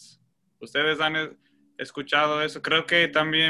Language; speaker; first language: Spanish; non-native, fluent; English